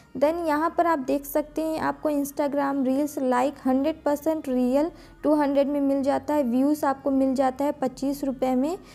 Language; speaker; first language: Hindi; native; Hindi